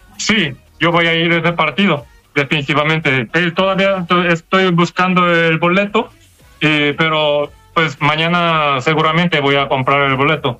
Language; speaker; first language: Spanish; non-native, fluent; Korean